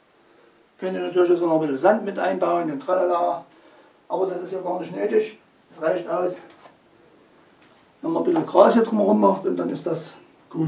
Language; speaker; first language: German; native; German